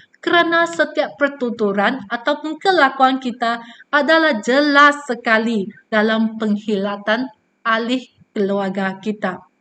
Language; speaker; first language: Malay; non-native, local second language; Chinese